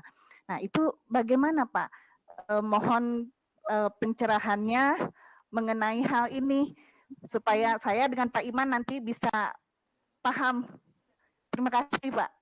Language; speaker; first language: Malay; non-native, local second language; Sundanese